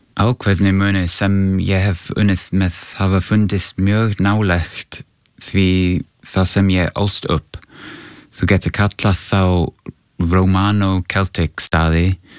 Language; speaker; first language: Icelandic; non-native, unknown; English